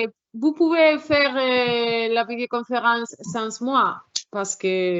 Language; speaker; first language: French; non-native, learner; Spanish